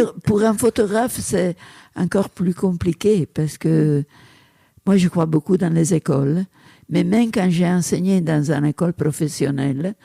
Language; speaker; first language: French; non-native, fluent; Italian